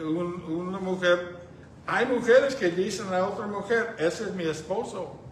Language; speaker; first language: Spanish; non-native, fluent; English